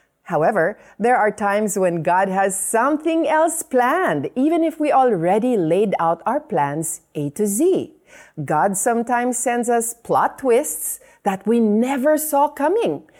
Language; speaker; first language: English; non-native, local second language; Filipino